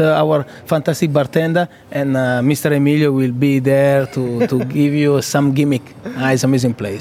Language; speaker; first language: English; non-native, fluent; Italian